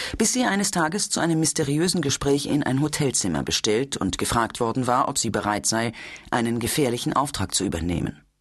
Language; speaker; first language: German; native; German